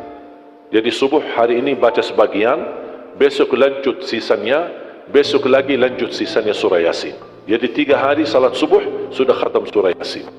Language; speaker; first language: Indonesian; non-native, fluent; Arabic